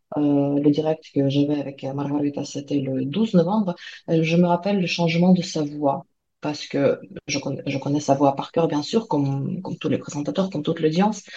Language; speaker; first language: French; non-native, fluent; Ukrainian